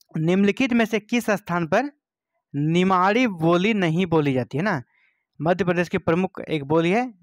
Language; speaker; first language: Hindi; native; Hindi